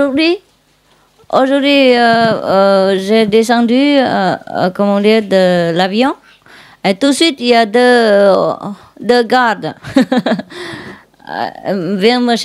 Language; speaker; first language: French; non-native, learner; Vietnamese